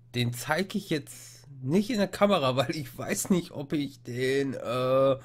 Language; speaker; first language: German; non-native, fluent; English